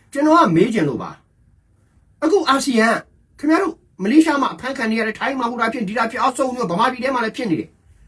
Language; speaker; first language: Burmese; native; Burmese